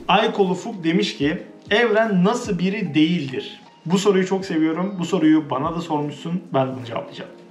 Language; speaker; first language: Turkish; native; Turkish